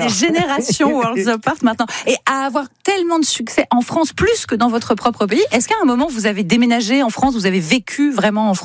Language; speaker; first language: French; native; French